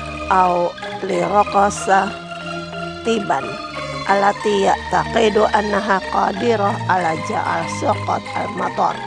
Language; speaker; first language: Arabic; non-native, fluent; Indonesian